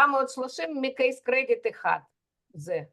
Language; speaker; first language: Hebrew; non-native, fluent; Russian